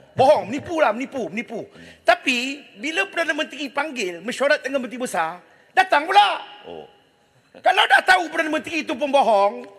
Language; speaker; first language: Malay; native; Malay